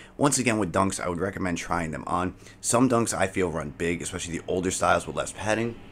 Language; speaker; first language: English; native; English